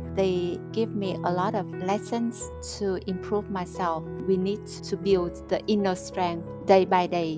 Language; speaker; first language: English; non-native, fluent; Vietnamese